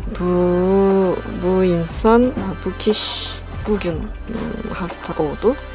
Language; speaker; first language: Turkish; non-native, learner; Korean